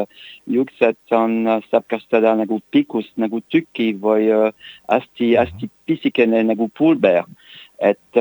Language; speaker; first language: Estonian; non-native, learner; French